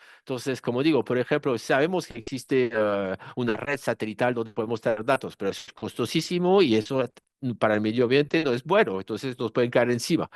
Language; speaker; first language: Spanish; non-native, fluent; French